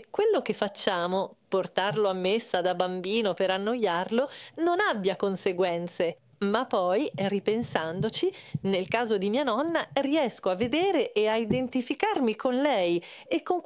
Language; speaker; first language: Italian; non-native, fluent; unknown